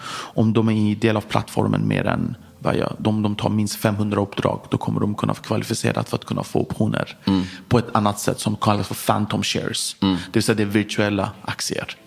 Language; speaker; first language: Swedish; early bilingual, other home language; Persian